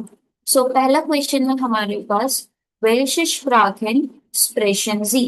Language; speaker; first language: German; non-native, learner; Hindi